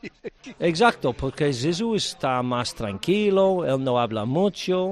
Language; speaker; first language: Spanish; non-native, learner; English